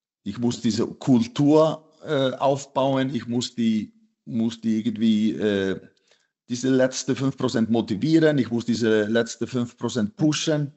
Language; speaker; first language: German; non-native, fluent; Icelandic